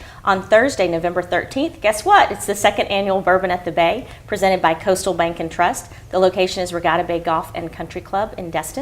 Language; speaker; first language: English; native; English